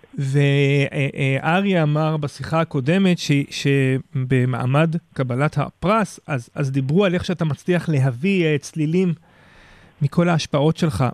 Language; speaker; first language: Hebrew; native; Hebrew